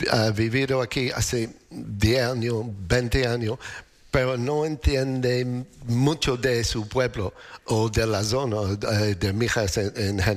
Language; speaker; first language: Spanish; non-native, learner; English